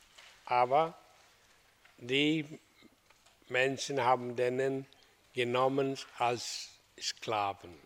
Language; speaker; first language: German; non-native, learner; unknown